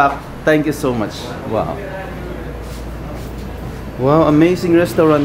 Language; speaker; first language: English; non-native, learner; Filipino